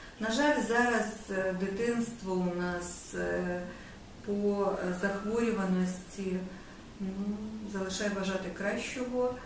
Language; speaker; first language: Ukrainian; native; Ukrainian